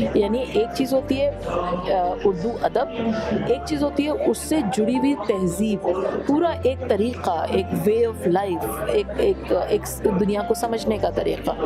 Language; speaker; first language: Hindi; native; Hindi